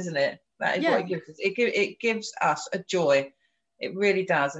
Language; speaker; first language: English; native; English